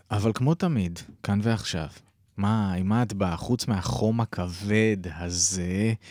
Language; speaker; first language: Hebrew; native; Hebrew